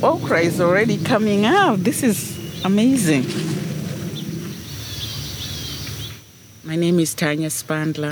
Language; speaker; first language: English; non-native, local second language; Shona